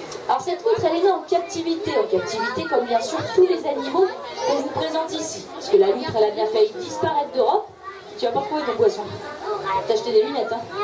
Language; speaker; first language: French; native; French